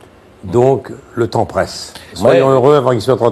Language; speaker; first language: French; native; French